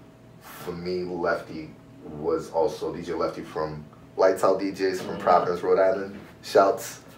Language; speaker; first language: English; native; English